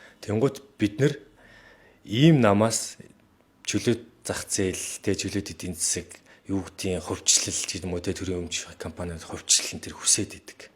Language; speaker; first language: Mongolian; native; Mongolian